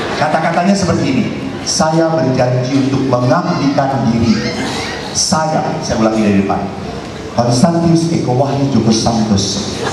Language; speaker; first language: Indonesian; non-native, local second language; Javanese